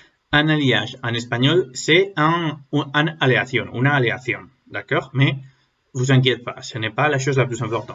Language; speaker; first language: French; non-native, learner; Spanish